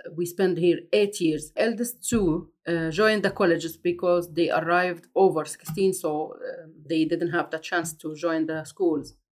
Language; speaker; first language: English; non-native, fluent; Arabic